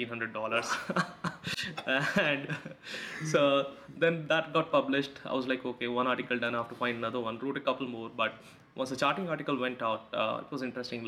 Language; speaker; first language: English; non-native, local second language; Hindi